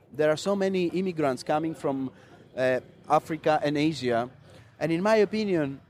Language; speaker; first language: English; non-native, fluent; Greek